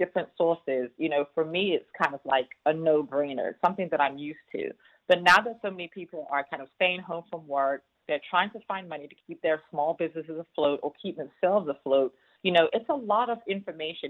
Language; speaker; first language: English; native; English